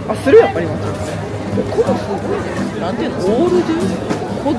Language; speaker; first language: Japanese; native; Japanese